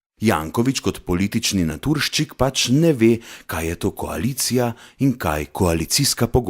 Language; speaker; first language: Slovenian; native; Slovenian